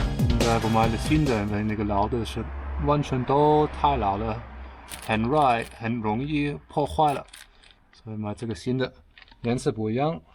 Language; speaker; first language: Chinese; non-native, learner; German